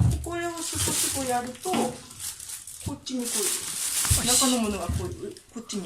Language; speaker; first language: Japanese; native; Japanese